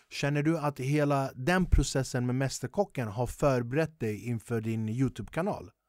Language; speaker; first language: Swedish; early bilingual, other home language; Kurdish